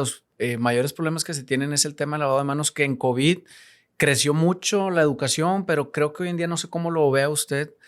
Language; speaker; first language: Spanish; native; Spanish